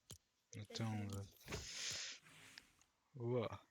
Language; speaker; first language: French; native; French